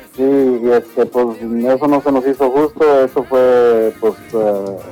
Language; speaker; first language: Spanish; early bilingual, heritage; Spanish